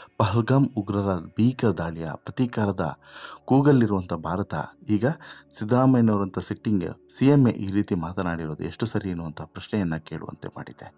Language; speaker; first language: Kannada; native; Kannada